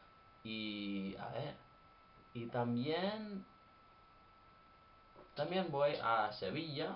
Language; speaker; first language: Spanish; non-native, fluent; English